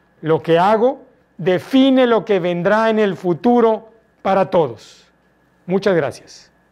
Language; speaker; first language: Spanish; native; Spanish